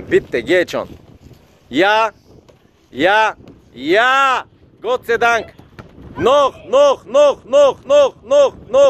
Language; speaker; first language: German; non-native, learner; Bulgarian